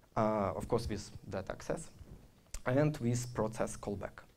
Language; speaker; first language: English; non-native, fluent; Russian